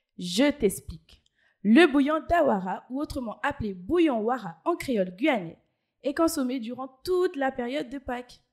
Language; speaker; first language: French; early bilingual, other home language; Chinese